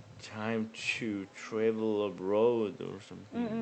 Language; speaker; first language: English; non-native, learner; Korean